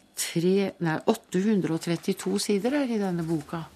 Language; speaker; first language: Norwegian; native; Norwegian